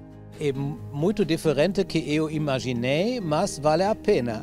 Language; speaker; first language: Portuguese; non-native, fluent; German